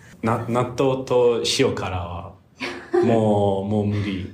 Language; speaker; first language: Japanese; non-native, fluent; English